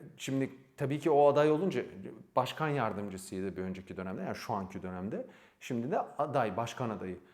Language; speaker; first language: Turkish; native; Turkish